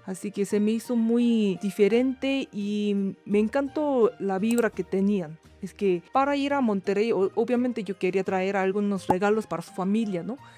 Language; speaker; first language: Spanish; non-native, learner; Korean